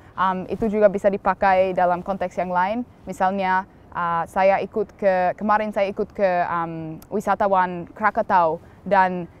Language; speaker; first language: Indonesian; non-native, fluent; English